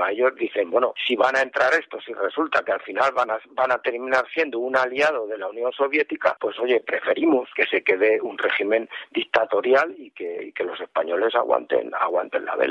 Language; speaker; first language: Spanish; native; Spanish